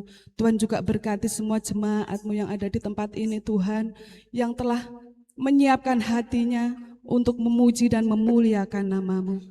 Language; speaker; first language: Indonesian; native; Indonesian